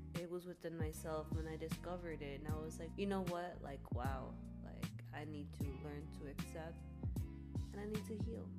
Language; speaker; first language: English; native; English